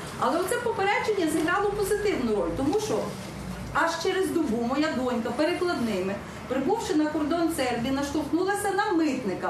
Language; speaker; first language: Ukrainian; native; Ukrainian